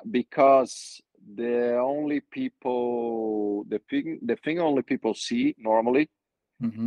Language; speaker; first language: English; non-native, fluent; Portuguese